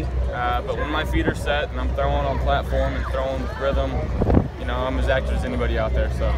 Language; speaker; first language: English; native; English